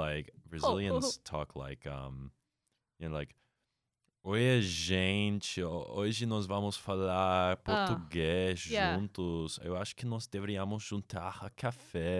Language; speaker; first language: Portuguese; non-native, learner; English